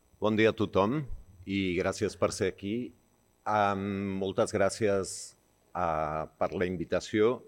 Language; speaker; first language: Catalan; early bilingual, heritage; Catalan